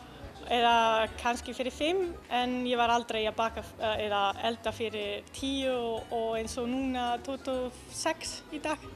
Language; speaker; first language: Icelandic; non-native, learner; Italian